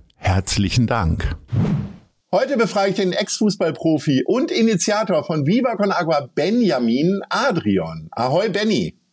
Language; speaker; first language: German; native; German